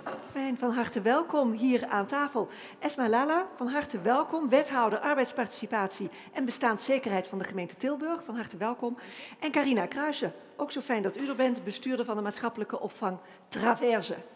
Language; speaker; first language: Dutch; native; Dutch